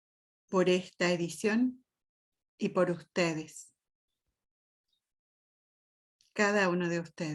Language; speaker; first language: Spanish; native; Spanish